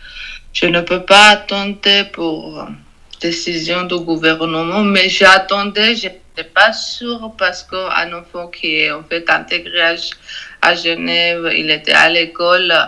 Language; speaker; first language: French; non-native, learner; Georgian